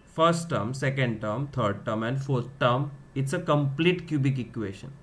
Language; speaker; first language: Hindi; non-native, local second language; Gujarati